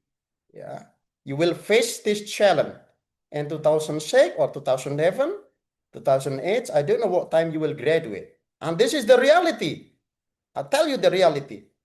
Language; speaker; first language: English; non-native, fluent; Indonesian